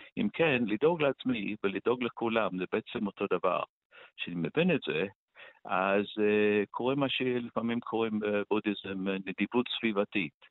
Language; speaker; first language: Hebrew; non-native, fluent; English